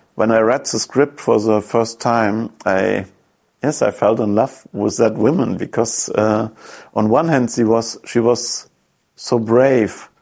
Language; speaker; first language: English; non-native, fluent; German